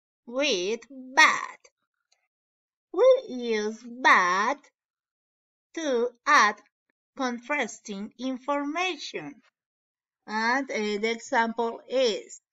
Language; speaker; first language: English; non-native, learner; Spanish